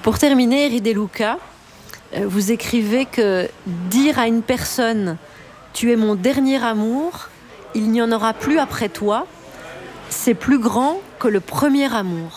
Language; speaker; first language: French; native; French